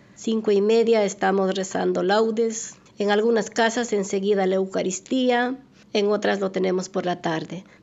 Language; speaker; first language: Spanish; native; Spanish